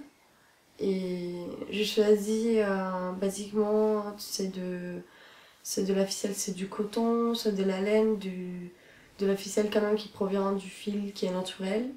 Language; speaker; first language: French; non-native, fluent; Italian